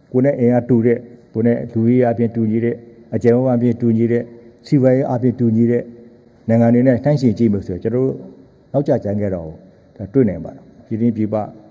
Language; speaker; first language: Burmese; native; Burmese